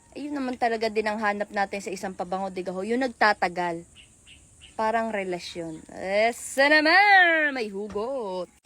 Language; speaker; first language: Filipino; native; Filipino